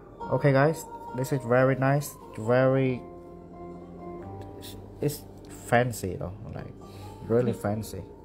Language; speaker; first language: English; non-native, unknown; Vietnamese